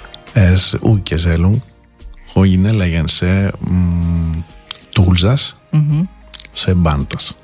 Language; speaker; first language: Hungarian; non-native, learner; Greek